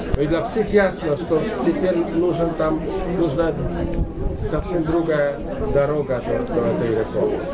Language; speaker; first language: Russian; non-native, learner; Polish